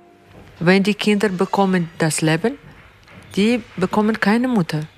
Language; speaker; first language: German; non-native, learner; Ukrainian